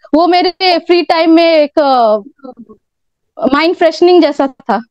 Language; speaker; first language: Hindi; non-native, local second language; Bangla